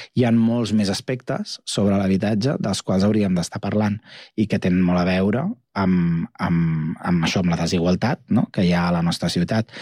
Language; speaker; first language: Catalan; native; Catalan